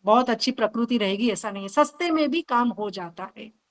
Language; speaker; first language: Hindi; non-native, local second language; Marathi